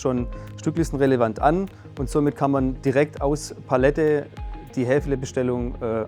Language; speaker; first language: German; native; German